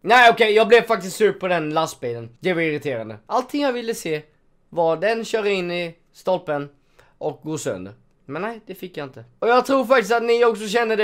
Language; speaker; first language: Swedish; native; Swedish